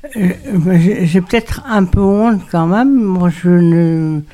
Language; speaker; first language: French; native; French